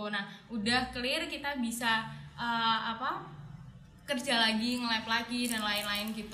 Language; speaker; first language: Indonesian; native; Indonesian